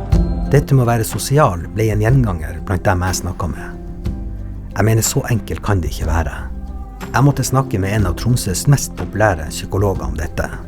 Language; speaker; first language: Norwegian; native; Norwegian